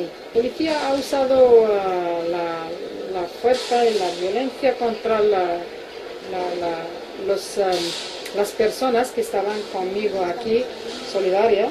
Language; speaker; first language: Spanish; non-native, local second language; Arabic